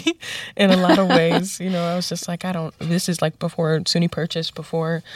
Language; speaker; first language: English; native; English